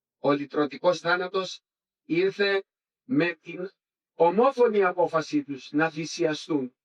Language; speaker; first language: Greek; native; Greek